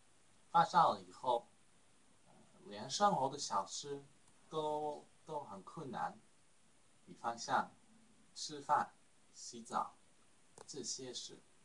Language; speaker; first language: Chinese; non-native, learner; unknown